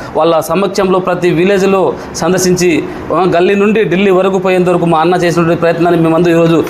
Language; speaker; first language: Telugu; non-native, local second language; Lambadi